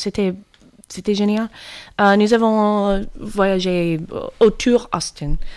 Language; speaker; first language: French; non-native, learner; English